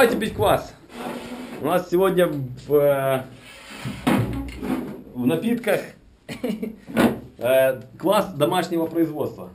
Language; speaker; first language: Russian; native; Russian